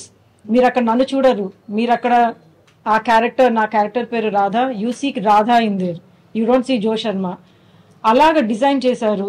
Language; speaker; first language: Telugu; early bilingual, heritage; Telugu